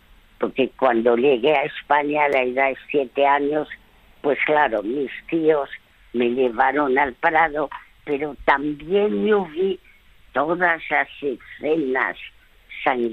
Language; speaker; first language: Spanish; early bilingual, other home language; French